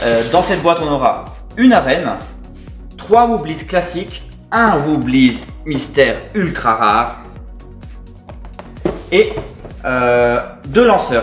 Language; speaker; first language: French; native; French